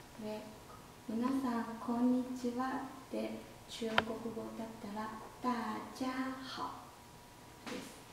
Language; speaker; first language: Japanese; non-native, fluent; Chinese